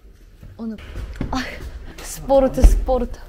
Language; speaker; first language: Russian; non-native, learner; Korean